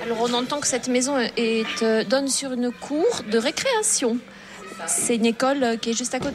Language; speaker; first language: French; native; French